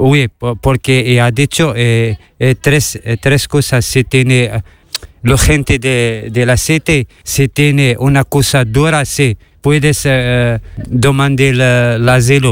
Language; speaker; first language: Spanish; non-native, learner; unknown